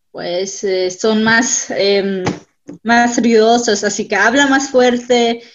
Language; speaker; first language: Spanish; non-native, fluent; German